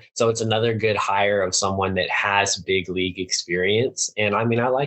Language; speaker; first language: English; native; English